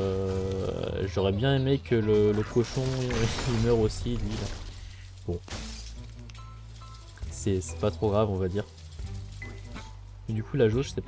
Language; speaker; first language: French; native; French